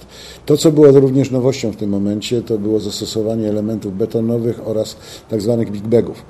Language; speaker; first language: Polish; native; Polish